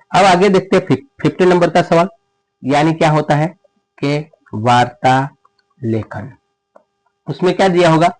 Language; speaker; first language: Hindi; non-native, local second language; Gujarati